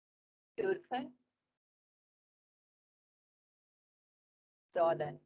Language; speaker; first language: German; non-native, learner; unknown